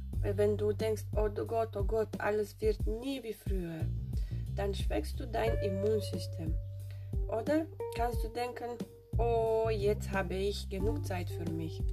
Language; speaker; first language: German; non-native, fluent; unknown